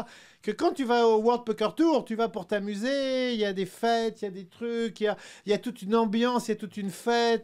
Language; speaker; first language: French; native; French